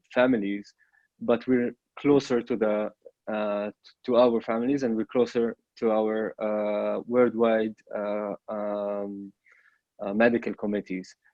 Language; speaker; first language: English; non-native, fluent; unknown